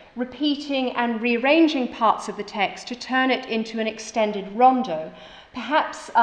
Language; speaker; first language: English; native; English